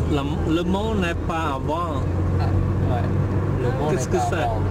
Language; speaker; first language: French; non-native, learner; Khmer